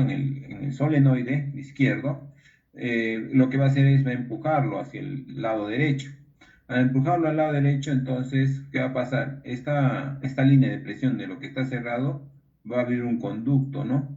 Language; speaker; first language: Spanish; native; Spanish